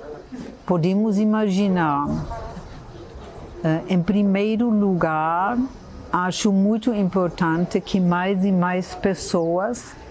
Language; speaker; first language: Portuguese; non-native, fluent; German